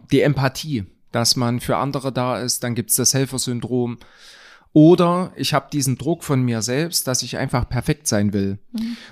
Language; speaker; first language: German; native; German